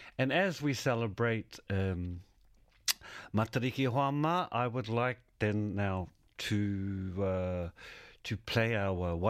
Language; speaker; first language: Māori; non-native, learner; English